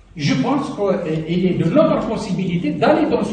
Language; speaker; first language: French; non-native, local second language; Arabic